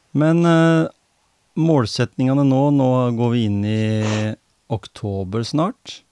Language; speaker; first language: Norwegian; native; Norwegian